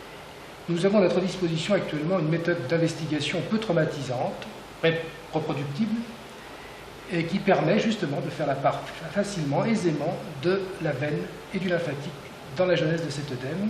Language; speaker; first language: French; native; French